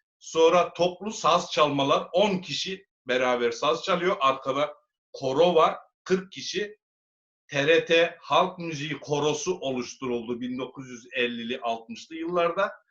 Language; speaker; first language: Turkish; native; Turkish